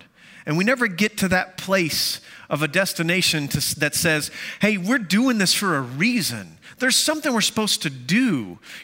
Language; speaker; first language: English; native; English